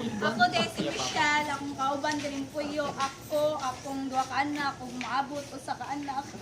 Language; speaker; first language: Cebuano; native; Cebuano